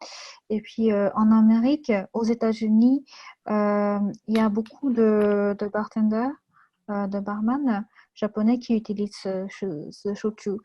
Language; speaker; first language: French; non-native, fluent; Japanese